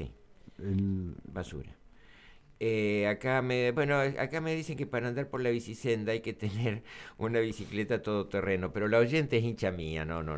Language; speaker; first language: Spanish; native; Spanish